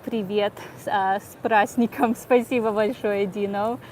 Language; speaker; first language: Russian; non-native, learner; English